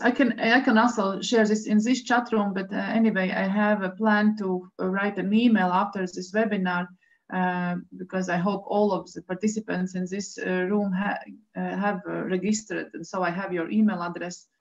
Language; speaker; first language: English; non-native, fluent; Latvian